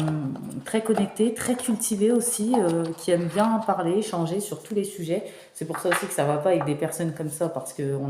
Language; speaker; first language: French; native; French